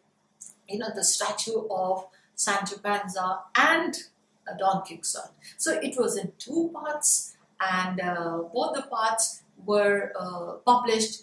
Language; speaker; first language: English; non-native, local second language; Hindi